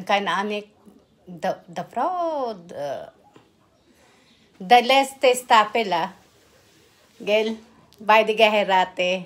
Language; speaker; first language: German; non-native, learner; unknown